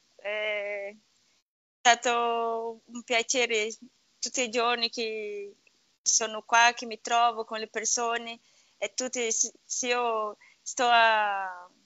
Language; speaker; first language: Italian; non-native, learner; Portuguese